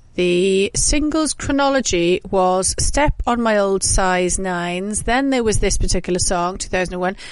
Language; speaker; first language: English; native; English